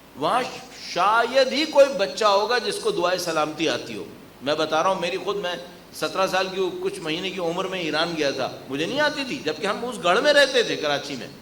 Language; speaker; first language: Urdu; native; Urdu